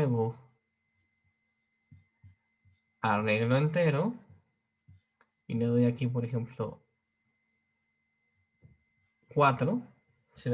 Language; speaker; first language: Spanish; native; Spanish